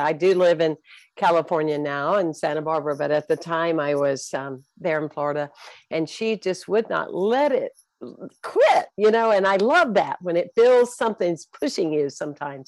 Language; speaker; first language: English; native; English